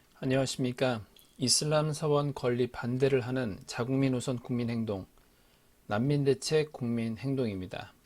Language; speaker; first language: Korean; native; Korean